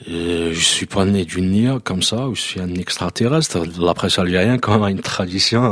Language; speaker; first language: French; non-native, local second language; Arabic